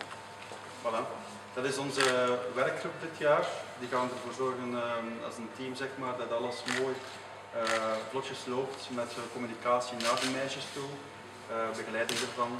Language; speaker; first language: Dutch; native; Dutch